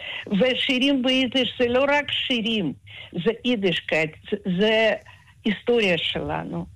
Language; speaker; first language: Hebrew; non-native, fluent; Russian